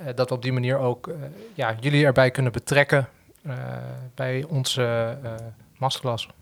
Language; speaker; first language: Dutch; native; Dutch